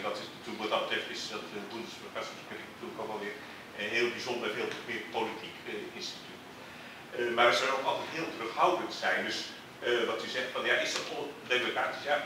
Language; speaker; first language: Dutch; native; Dutch